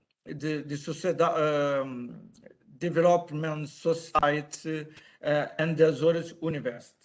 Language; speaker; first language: English; non-native, learner; Portuguese